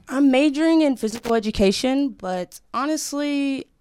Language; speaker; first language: English; native; English